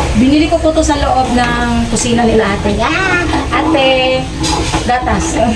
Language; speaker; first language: Filipino; non-native, local second language; Cebuano